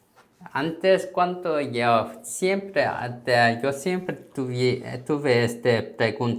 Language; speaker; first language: Spanish; non-native, learner; Korean